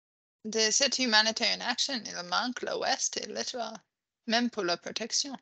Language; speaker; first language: French; non-native, fluent; English